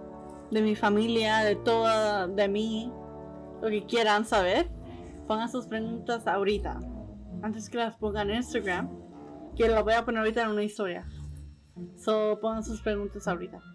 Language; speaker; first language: Spanish; early bilingual, heritage; Spanish